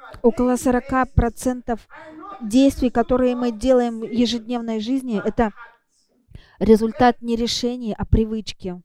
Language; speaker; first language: Russian; non-native, fluent; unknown